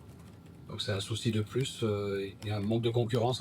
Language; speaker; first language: French; native; French